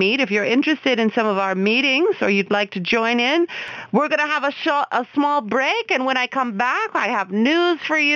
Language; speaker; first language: English; native; English